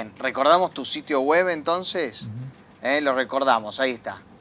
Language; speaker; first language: Spanish; native; Spanish